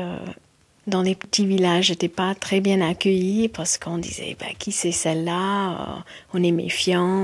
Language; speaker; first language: French; non-native, fluent; English